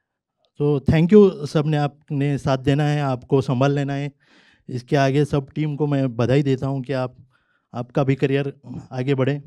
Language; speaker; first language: Hindi; non-native, local second language; Marathi